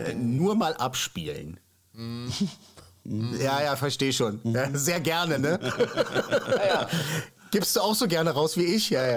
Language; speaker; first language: German; native; German